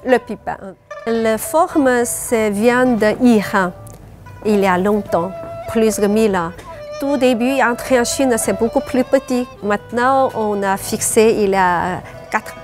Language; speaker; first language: French; non-native, learner; Chinese